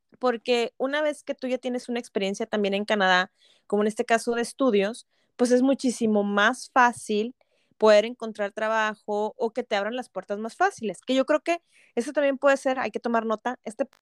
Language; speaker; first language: Spanish; native; Spanish